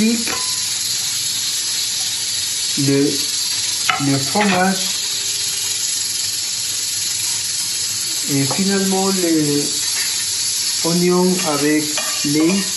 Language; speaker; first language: French; non-native, learner; Spanish